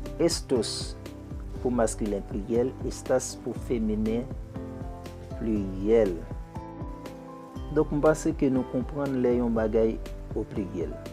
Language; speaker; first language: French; non-native, local second language; Haitian Creole